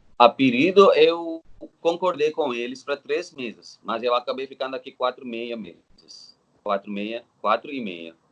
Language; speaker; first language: Portuguese; non-native, learner; Telugu